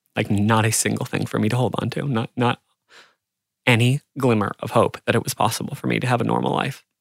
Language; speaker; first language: English; native; English